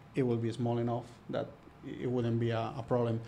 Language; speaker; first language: English; non-native, fluent; Spanish